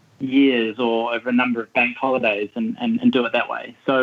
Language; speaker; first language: English; native; English